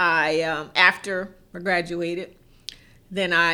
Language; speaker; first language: English; native; English